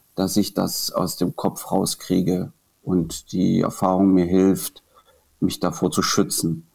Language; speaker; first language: German; native; German